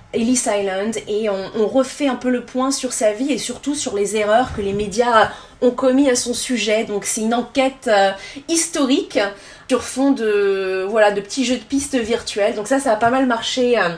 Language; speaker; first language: French; native; French